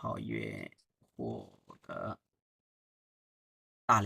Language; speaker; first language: Chinese; non-native, fluent; Bangla